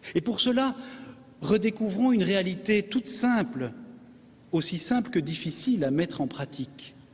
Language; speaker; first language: French; native; French